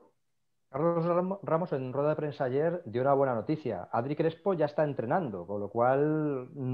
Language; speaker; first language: Spanish; native; Spanish